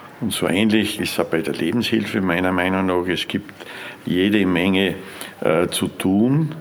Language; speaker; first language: German; native; German